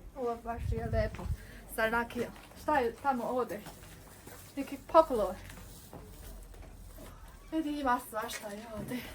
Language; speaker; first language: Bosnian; non-native, learner; Chinese